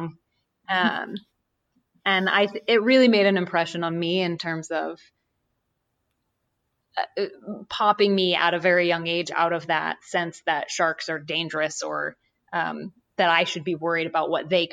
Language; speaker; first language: English; native; English